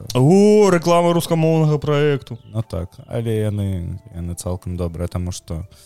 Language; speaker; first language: Belarusian; non-native, local second language; Russian